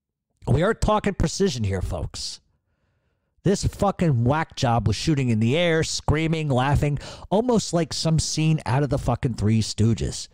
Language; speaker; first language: English; native; English